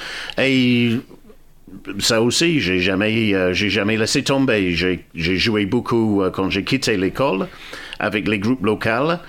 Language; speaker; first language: French; non-native, fluent; English